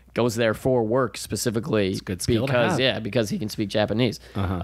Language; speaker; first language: English; native; English